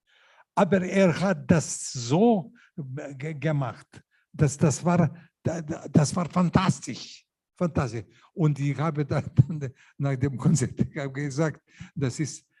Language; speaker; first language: German; non-native, learner; Lithuanian